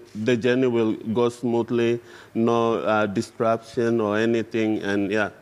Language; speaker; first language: English; non-native, fluent; Indonesian